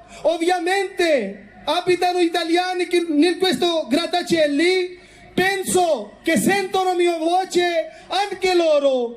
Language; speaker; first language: Italian; non-native, fluent; Urdu